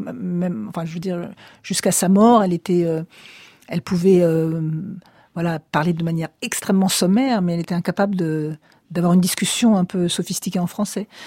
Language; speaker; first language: French; native; French